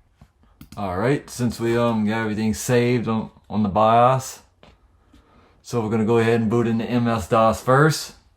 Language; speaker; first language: English; native; English